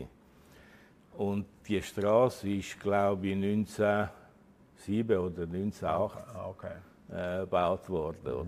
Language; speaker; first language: German; early bilingual, heritage; Italian